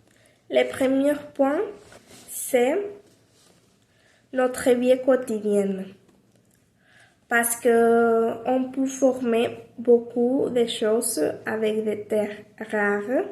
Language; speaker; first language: French; non-native, learner; Spanish